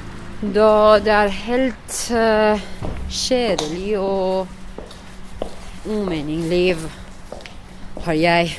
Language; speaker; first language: Norwegian; non-native, learner; Persian